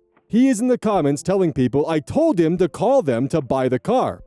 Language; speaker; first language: English; native; English